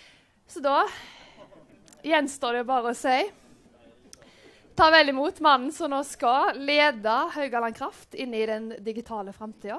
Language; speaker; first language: Norwegian; native; Norwegian